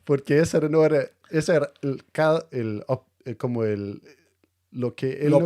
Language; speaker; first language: Spanish; non-native, fluent; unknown